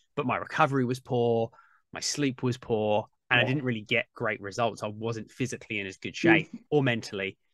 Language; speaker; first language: English; native; English